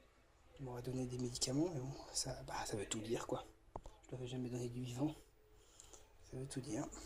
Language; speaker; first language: French; native; French